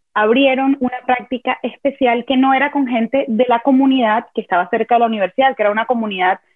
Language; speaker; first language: Spanish; native; Spanish